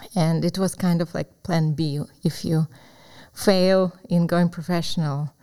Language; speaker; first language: English; non-native, fluent; Ukrainian